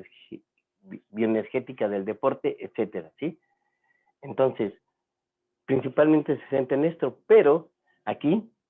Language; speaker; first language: Spanish; native; Spanish